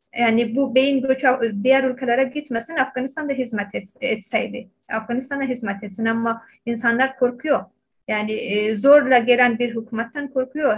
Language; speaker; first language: Turkish; non-native, fluent; Persian